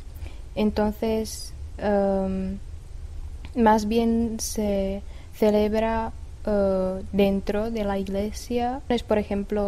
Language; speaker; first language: Spanish; non-native, fluent; Czech